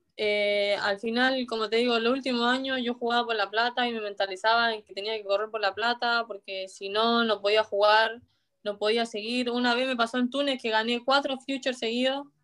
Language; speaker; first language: Spanish; native; Spanish